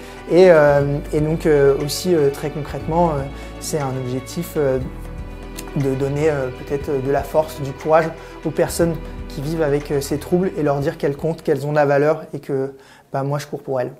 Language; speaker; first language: French; native; French